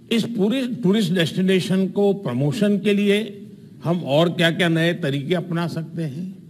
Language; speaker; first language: Hindi; non-native, local second language; Gujarati